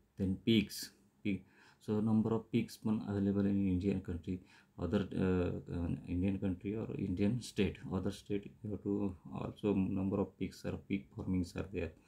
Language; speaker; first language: English; non-native, local second language; Marathi